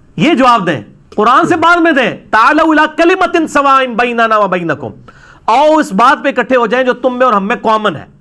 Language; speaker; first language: Urdu; non-native, local second language; Punjabi